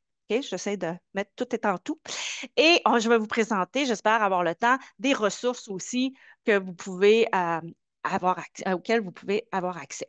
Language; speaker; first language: French; native; French